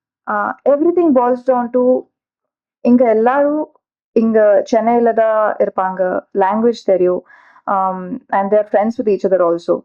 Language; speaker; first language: Tamil; non-native, learner; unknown